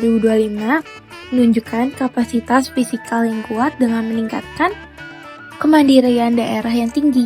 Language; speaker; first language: Indonesian; native; Indonesian